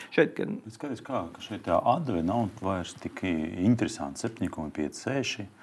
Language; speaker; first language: Latvian; non-native, local second language; Russian